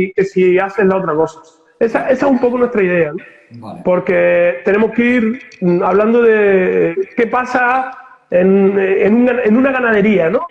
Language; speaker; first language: Spanish; native; Spanish